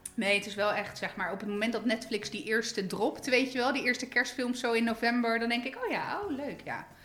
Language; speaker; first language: Dutch; native; Dutch